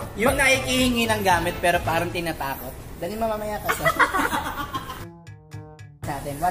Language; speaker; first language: Filipino; native; Filipino